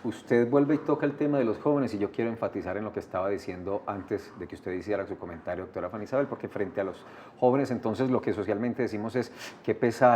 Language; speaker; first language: Spanish; native; Spanish